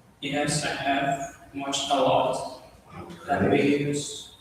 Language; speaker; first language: English; non-native, fluent; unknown